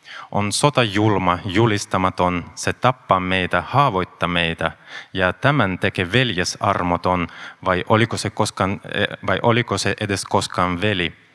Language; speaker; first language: Finnish; non-native, fluent; Russian